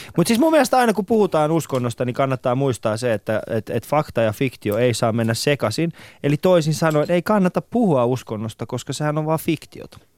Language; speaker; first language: Finnish; non-native, fluent; Persian